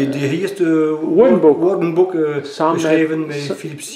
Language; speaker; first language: Dutch; non-native, local second language; French